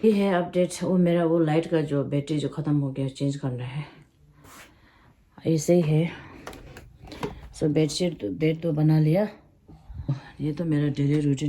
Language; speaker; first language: Hindi; non-native, local second language; Tibetan